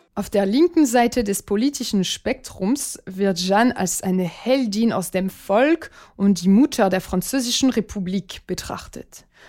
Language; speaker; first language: German; non-native, fluent; French